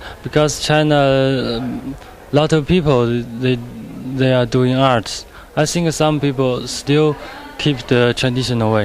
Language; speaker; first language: English; non-native, learner; Chinese